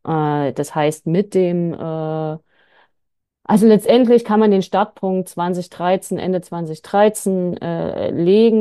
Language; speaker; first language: German; native; German